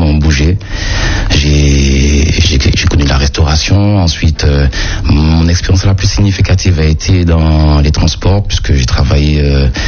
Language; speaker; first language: French; native; French